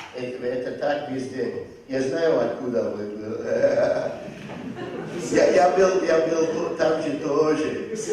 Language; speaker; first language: Russian; non-native, fluent; English